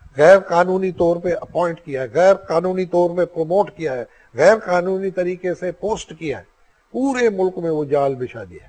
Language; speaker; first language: Urdu; non-native, local second language; Sindhi